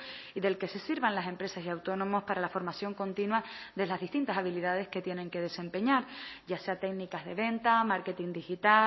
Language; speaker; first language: Spanish; native; Spanish